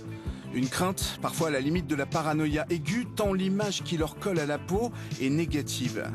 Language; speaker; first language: French; native; French